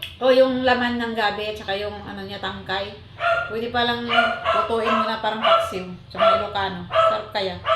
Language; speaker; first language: Filipino; non-native, local second language; Cebuano